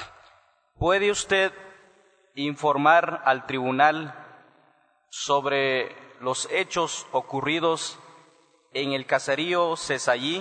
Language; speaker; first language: Spanish; native; Spanish